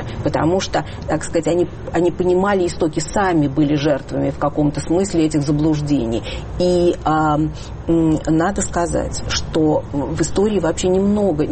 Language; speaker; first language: Russian; native; Russian